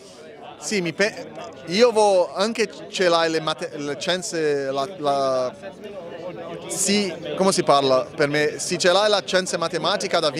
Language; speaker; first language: Italian; non-native, learner; Portuguese